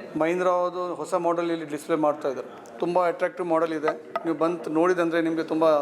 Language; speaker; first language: Kannada; non-native, local second language; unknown